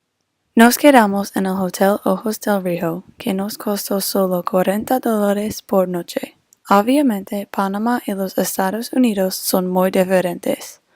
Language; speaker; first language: Spanish; non-native, fluent; English